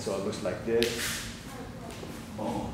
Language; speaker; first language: English; native; English